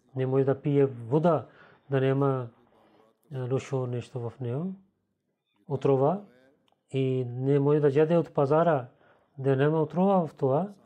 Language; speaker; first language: Bulgarian; non-native, learner; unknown